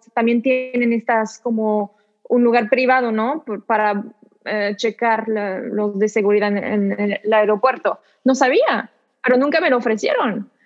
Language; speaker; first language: Spanish; non-native, fluent; French